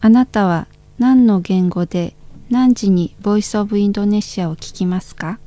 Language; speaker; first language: Japanese; non-native, fluent; Indonesian